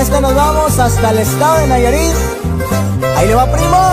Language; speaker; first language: Spanish; native; Spanish